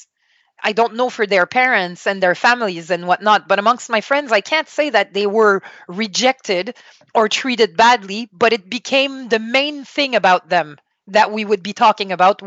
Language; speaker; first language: English; non-native, fluent; French